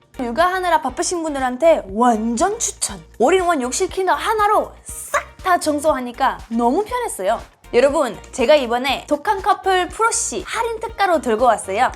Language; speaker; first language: Korean; non-native, fluent; German